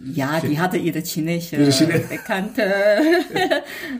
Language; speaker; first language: German; non-native, fluent; Chinese